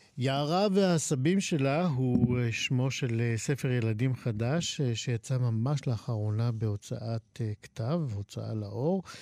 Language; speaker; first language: Hebrew; native; Hebrew